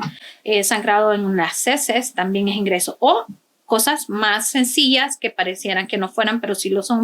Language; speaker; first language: Spanish; native; Spanish